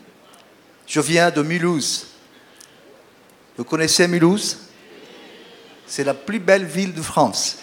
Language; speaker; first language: French; non-native, fluent; Portuguese